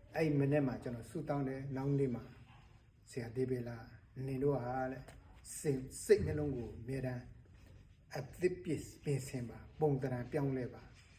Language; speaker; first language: Burmese; non-native, local second language; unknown